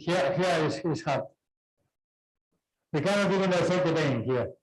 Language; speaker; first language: English; non-native, fluent; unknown